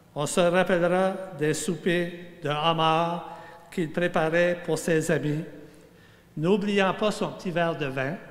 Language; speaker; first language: French; native; French